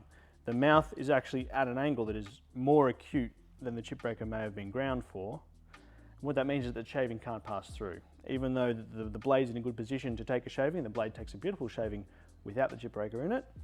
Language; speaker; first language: English; native; English